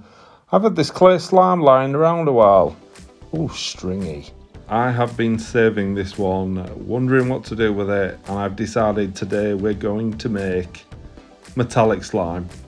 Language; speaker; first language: English; native; English